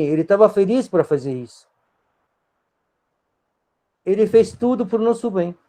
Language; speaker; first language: Portuguese; non-native, fluent; Arabic